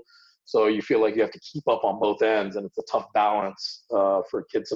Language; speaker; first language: English; early bilingual, other home language; Hindi